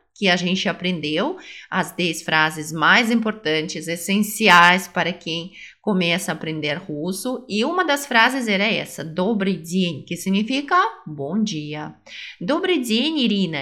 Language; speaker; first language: Portuguese; non-native, fluent; Russian